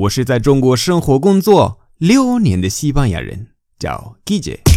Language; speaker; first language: Chinese; non-native, fluent; Spanish